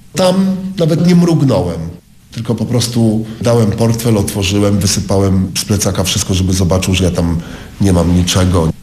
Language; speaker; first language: Polish; native; Polish